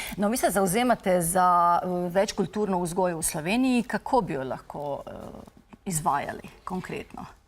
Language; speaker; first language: Slovenian; early bilingual, other home language; Serbian